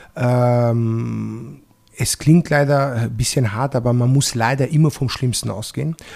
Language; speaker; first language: German; non-native, fluent; Italian